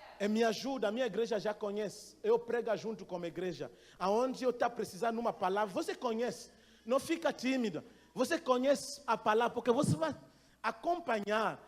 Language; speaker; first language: Portuguese; non-native, fluent; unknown